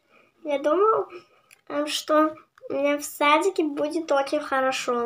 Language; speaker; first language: Russian; native; Russian